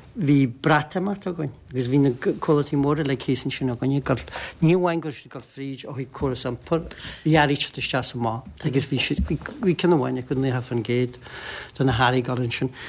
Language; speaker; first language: Irish; native; Irish